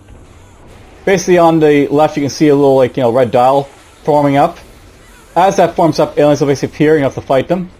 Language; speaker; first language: English; native; English